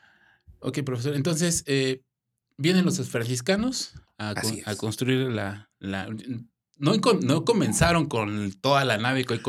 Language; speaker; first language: Spanish; native; Spanish